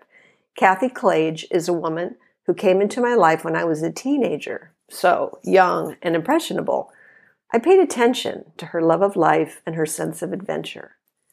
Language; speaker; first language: English; native; English